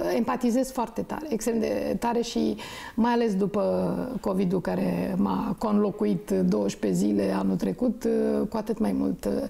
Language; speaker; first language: Romanian; native; Romanian